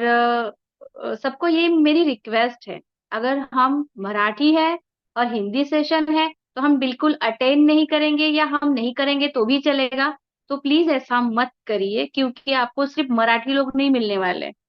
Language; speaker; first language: Hindi; non-native, local second language; Marathi